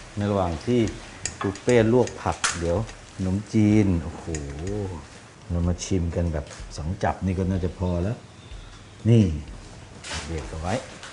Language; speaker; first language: Thai; native; Thai